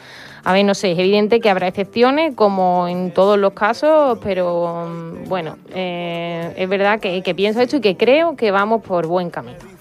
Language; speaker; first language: Spanish; native; Spanish